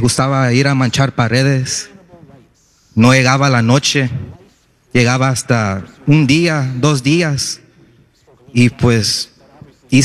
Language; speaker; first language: Spanish; early bilingual, heritage; Spanish